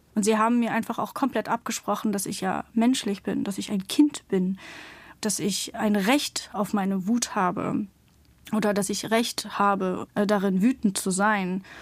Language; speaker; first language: German; early bilingual, other home language; Turkish